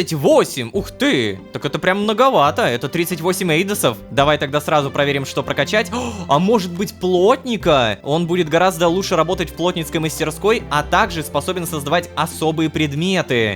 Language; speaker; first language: Russian; native; Russian